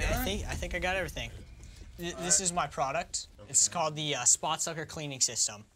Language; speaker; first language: English; native; English